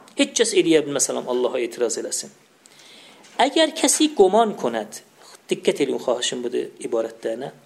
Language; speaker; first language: Persian; non-native, local second language; Azerbaijani